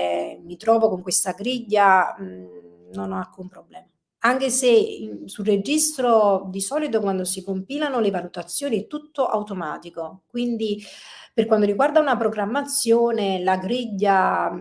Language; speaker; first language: Italian; native; Italian